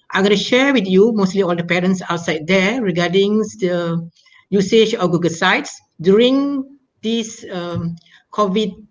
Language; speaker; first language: English; non-native, local second language; Malay